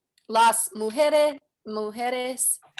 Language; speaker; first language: Spanish; non-native, learner; English